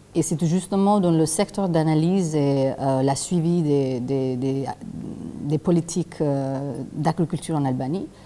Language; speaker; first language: French; non-native, fluent; Albanian